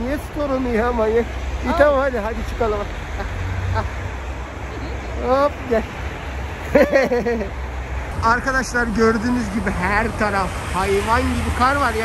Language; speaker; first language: Turkish; native; Turkish